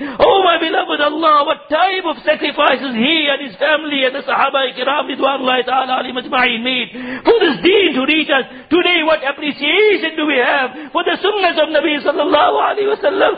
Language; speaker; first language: English; non-native, local second language; Urdu